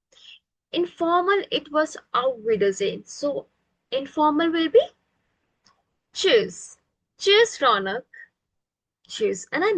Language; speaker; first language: German; non-native, fluent; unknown